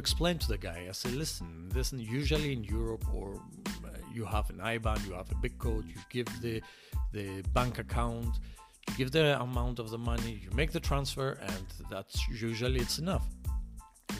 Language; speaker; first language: English; non-native, fluent; Greek